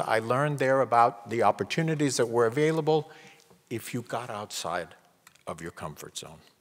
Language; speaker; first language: English; native; English